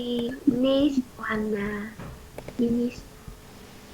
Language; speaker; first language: English; non-native, learner; Vietnamese